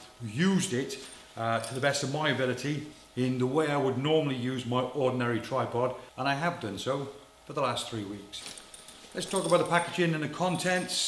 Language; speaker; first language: English; native; English